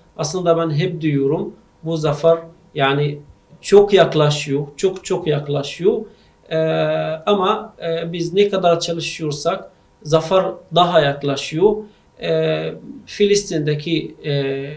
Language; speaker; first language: Turkish; non-native, learner; Arabic